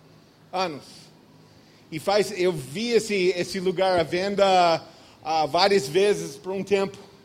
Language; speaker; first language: Portuguese; non-native, fluent; English